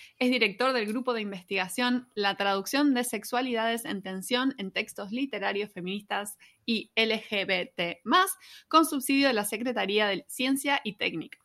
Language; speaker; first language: Spanish; native; Spanish